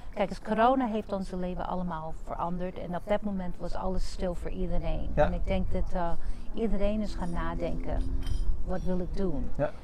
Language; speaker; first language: Dutch; non-native, fluent; English